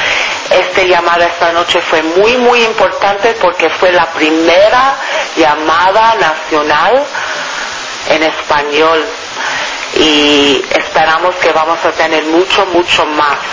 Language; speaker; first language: Spanish; non-native, fluent; English